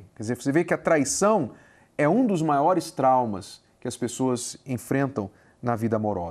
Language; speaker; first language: Portuguese; native; Portuguese